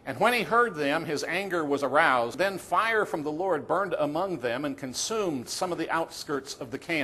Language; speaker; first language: English; native; English